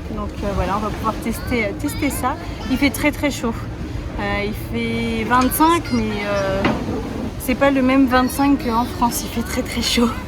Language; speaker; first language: French; native; French